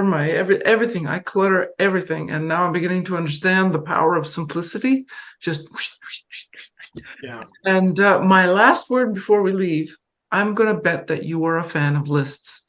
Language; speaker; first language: English; non-native, fluent; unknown